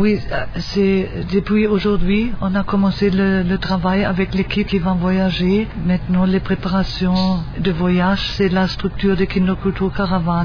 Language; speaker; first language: French; non-native, fluent; German